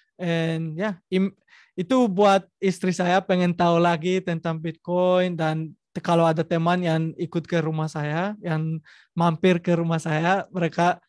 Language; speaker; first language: Indonesian; non-native, learner; Spanish